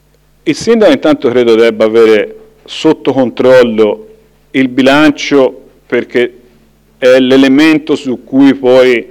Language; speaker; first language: Italian; native; Italian